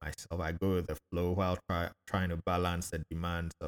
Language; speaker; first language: English; non-native, local second language; Akan